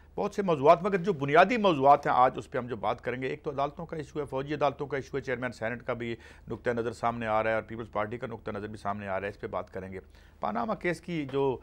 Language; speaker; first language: Urdu; non-native, local second language; Punjabi